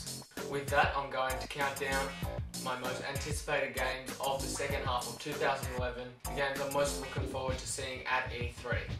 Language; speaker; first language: English; native; English